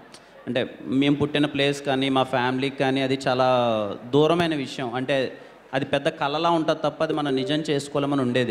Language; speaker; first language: Telugu; native; Telugu